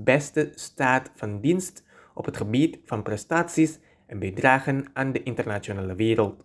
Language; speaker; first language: Dutch; non-native, fluent; Indonesian